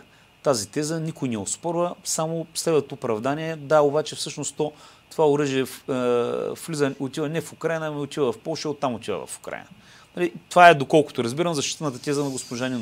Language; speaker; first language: Bulgarian; native; Bulgarian